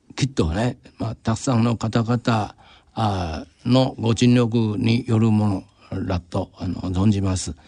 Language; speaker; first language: Japanese; non-native, fluent; Chinese